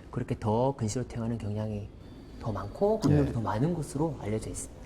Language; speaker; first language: Korean; native; Korean